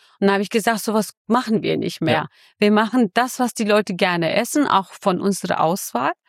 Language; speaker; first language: German; non-native, fluent; Kurdish